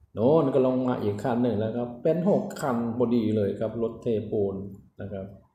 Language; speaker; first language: Thai; non-native, local second language; Northeastern Thai